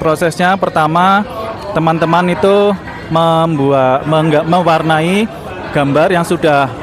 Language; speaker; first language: Indonesian; native; Indonesian